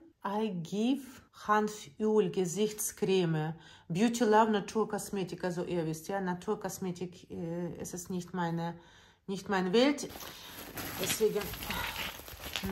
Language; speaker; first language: German; non-native, learner; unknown